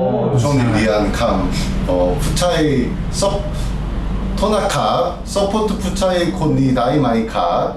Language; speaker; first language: Thai; non-native, learner; Korean